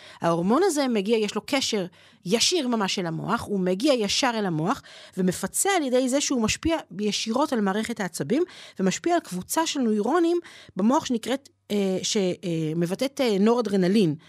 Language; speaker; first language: Hebrew; native; Hebrew